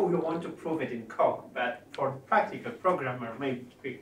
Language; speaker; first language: English; non-native, fluent; Polish